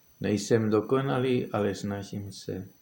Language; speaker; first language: Czech; non-native, fluent; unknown